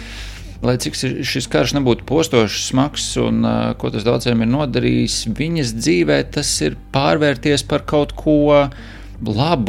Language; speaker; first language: Latvian; native; Latvian